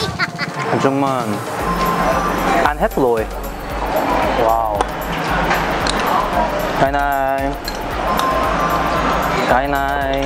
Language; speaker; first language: Vietnamese; non-native, learner; Korean